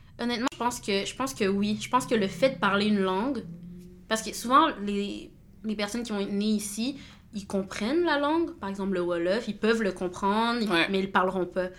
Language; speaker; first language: French; native; French